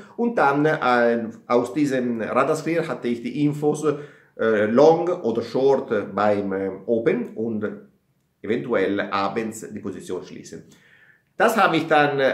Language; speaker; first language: German; non-native, fluent; Italian